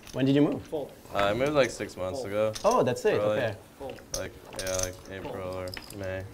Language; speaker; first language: English; native; English